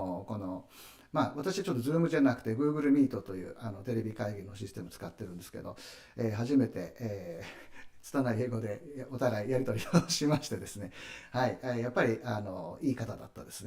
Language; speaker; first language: Japanese; native; Japanese